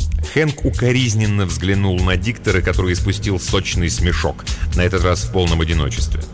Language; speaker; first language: Russian; native; Russian